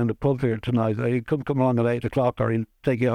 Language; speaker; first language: English; native; English